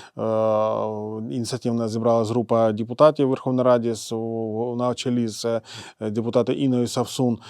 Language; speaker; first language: Ukrainian; non-native, local second language; Russian